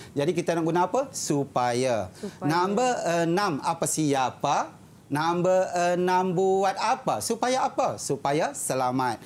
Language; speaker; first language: Malay; native; Malay